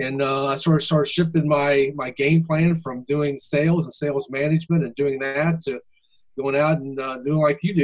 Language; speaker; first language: English; native; English